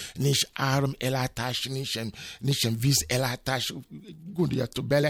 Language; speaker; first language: Hungarian; non-native, fluent; Yoruba